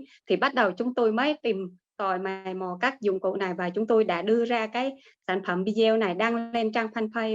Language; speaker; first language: Vietnamese; native; Vietnamese